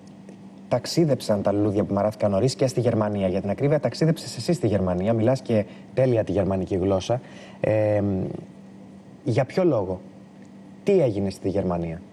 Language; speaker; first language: Greek; native; Greek